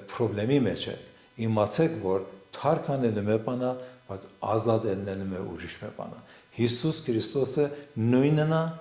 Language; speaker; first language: Armenian; non-native, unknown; Assyrian Neo-Aramaic